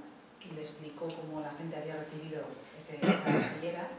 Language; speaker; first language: Spanish; native; Spanish